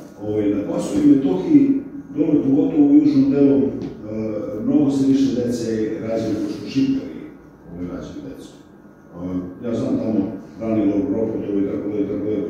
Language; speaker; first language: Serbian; early bilingual, heritage; Serbian